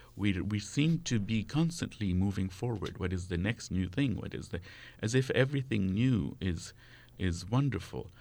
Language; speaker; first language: English; non-native, fluent; Arabic